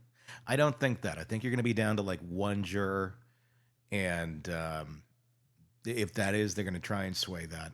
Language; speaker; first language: English; native; English